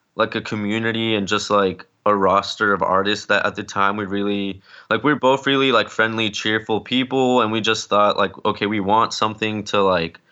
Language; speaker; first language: English; early bilingual, other home language; Spanish